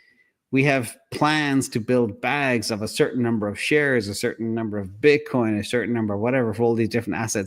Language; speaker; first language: English; native; English